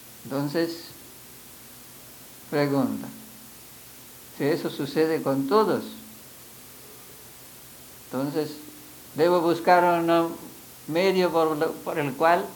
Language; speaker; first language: Spanish; non-native, fluent; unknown